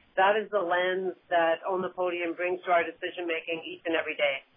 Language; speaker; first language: English; native; English